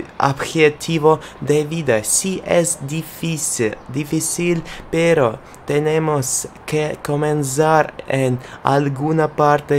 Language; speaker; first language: Spanish; non-native, learner; Russian